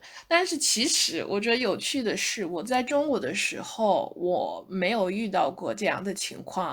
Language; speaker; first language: Chinese; non-native, fluent; English